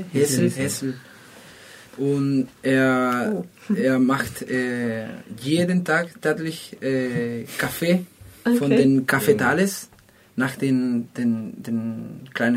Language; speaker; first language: German; non-native, learner; Spanish